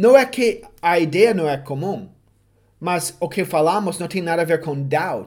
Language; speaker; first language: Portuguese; non-native, fluent; English